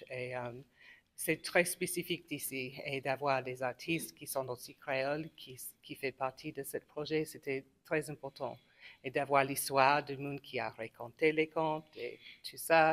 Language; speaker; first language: French; non-native, local second language; English